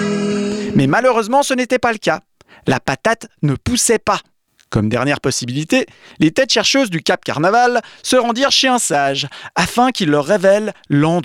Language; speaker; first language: French; native; French